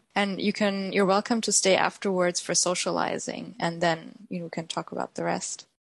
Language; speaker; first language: English; non-native, fluent; German